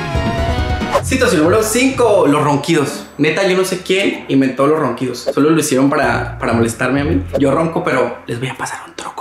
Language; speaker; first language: Spanish; native; Spanish